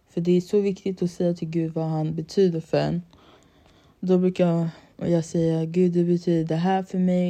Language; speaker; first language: Swedish; early bilingual, other home language; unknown